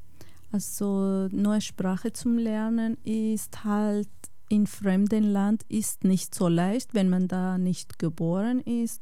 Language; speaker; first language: German; non-native, fluent; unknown